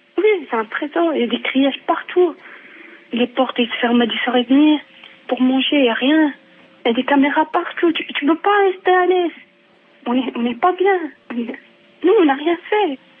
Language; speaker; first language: French; non-native, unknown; Arabic